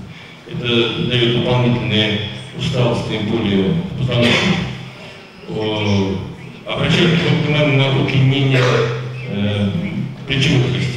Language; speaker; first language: Russian; native; Russian